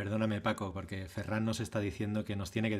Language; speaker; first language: Spanish; native; Spanish